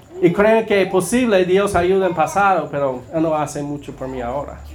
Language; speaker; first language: Spanish; non-native, learner; English